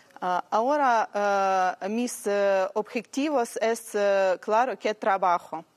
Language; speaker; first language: Spanish; non-native, learner; Ukrainian